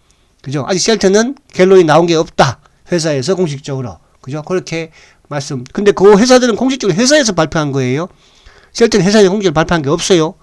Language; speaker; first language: Korean; native; Korean